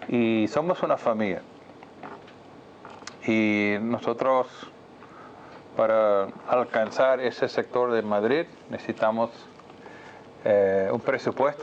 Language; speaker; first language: Spanish; non-native, fluent; English